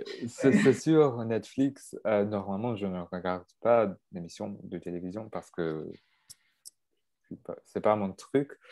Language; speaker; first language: French; non-native, local second language; English